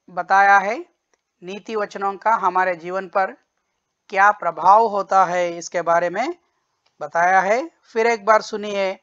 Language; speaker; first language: Hindi; non-native, local second language; Telugu